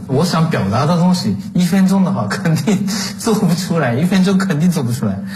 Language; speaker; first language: Chinese; non-native, fluent; Japanese